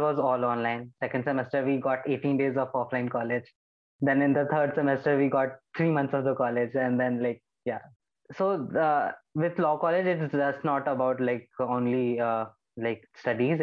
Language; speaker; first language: English; non-native, local second language; Hindi